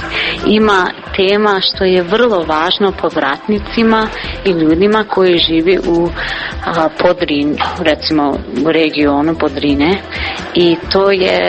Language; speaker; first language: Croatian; non-native, learner; English